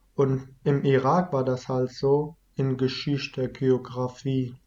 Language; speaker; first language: German; non-native, fluent; Kurdish